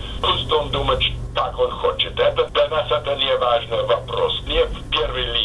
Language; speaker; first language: Russian; non-native, fluent; English